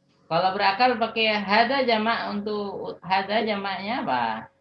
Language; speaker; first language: Indonesian; native; Indonesian